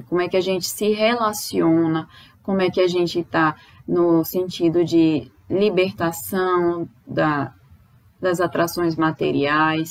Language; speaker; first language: Portuguese; native; Portuguese